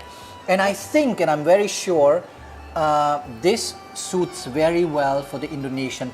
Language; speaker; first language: English; non-native, fluent; Indonesian